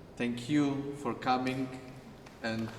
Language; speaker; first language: English; non-native, fluent; Slovenian